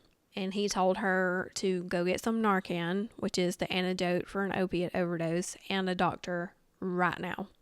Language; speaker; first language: English; native; English